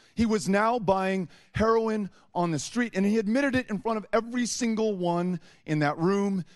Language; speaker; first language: English; native; English